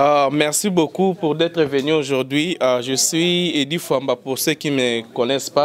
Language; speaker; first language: French; non-native, local second language; Lingala